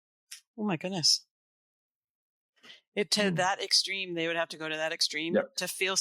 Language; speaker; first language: English; native; English